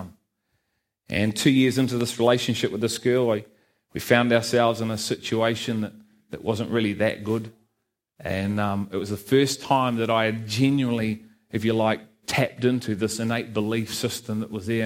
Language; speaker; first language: English; native; English